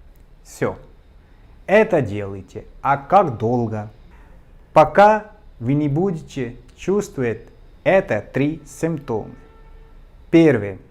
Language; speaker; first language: Russian; non-native, learner; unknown